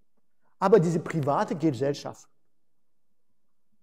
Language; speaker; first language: German; non-native, fluent; French